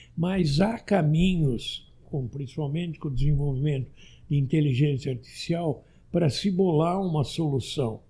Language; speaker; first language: Portuguese; early bilingual, other home language; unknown